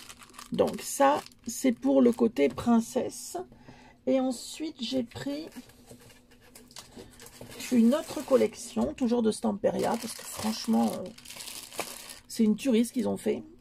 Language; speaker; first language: French; native; French